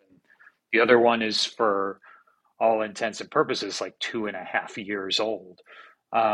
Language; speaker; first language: English; native; English